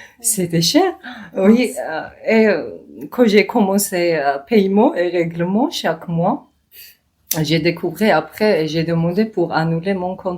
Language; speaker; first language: French; non-native, learner; Georgian